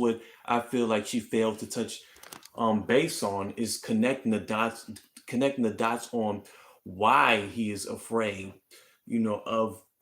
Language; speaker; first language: English; native; English